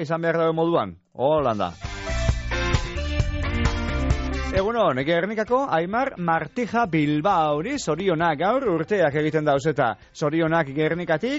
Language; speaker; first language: Basque; native; Basque